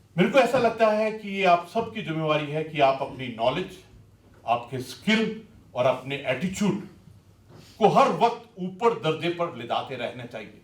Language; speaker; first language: Hindi; non-native, local second language; Punjabi